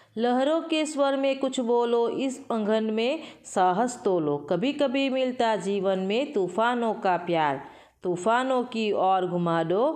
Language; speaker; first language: Hindi; non-native, local second language; Gujarati